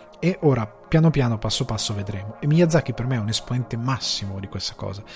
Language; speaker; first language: Italian; native; Italian